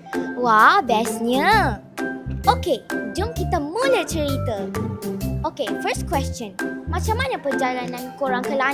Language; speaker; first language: Malay; native; Malay